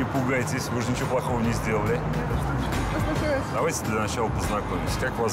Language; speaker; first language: Russian; native; Russian